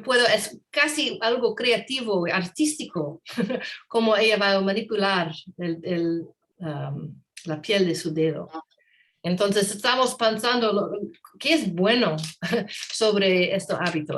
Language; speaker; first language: Spanish; non-native, learner; English